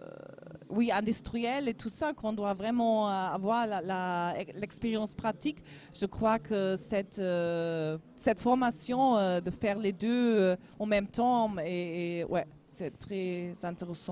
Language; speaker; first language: French; non-native, learner; German